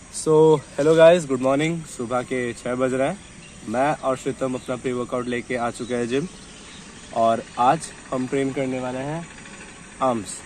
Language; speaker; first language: Hindi; non-native, local second language; Odia